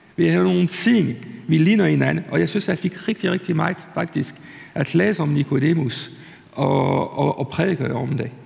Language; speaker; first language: Danish; non-native, fluent; French